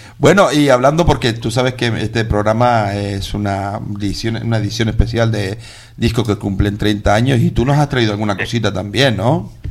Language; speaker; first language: Spanish; native; Spanish